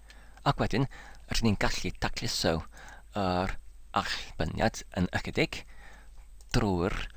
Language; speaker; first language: Welsh; non-native, learner; English